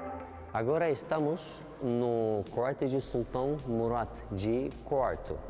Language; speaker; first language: Portuguese; non-native, learner; Turkish